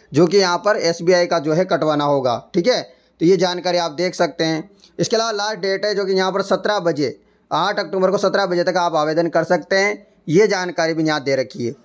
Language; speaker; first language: Hindi; native; Hindi